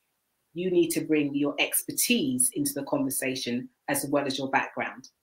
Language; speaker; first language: English; native; English